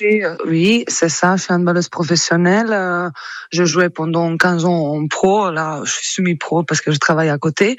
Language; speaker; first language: French; non-native, fluent; Croatian